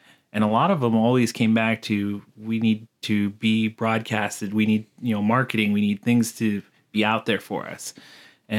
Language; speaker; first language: English; native; English